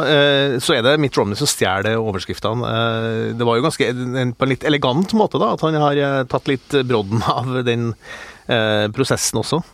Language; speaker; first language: Norwegian; native; Norwegian